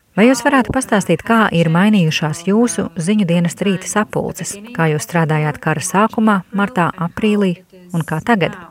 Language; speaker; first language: Latvian; native; Latvian